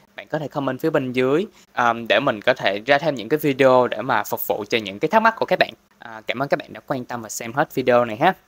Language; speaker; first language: Vietnamese; non-native, local second language; Cantonese